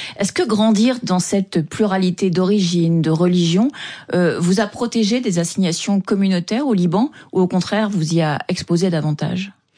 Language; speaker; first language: French; native; French